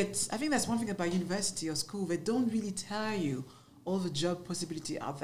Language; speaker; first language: English; non-native, fluent; French